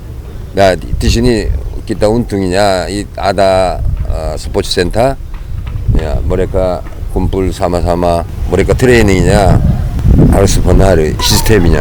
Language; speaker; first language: Indonesian; non-native, learner; Korean